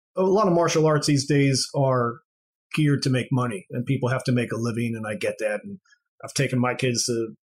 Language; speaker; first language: English; native; English